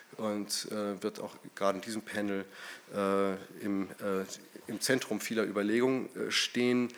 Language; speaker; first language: German; native; German